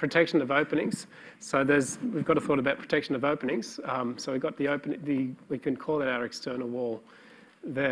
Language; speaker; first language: English; native; English